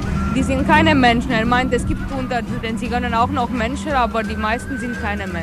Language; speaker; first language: German; non-native, fluent; Romanian